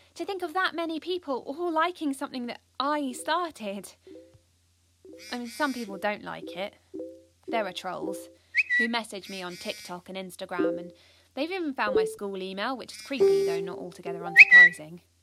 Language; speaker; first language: English; native; English